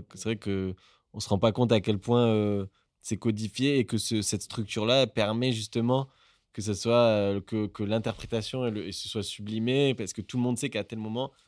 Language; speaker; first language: French; native; French